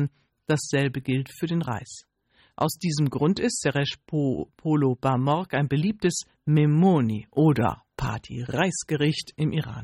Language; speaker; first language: German; native; German